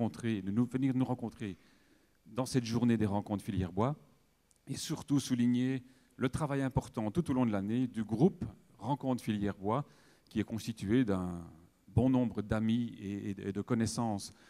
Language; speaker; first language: French; native; French